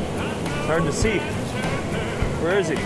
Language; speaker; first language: English; native; English